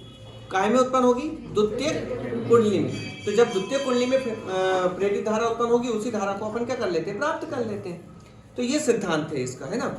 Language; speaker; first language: Hindi; native; Hindi